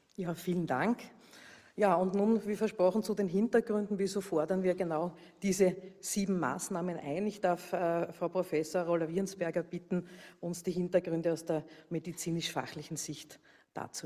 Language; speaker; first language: German; native; German